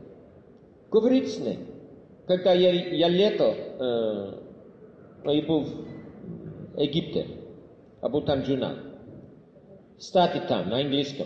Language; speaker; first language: Russian; non-native, fluent; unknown